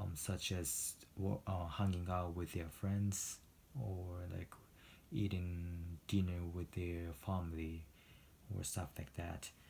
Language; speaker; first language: English; non-native, fluent; Japanese